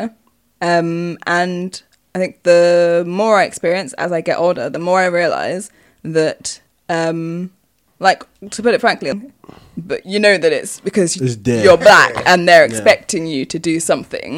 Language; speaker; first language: English; native; English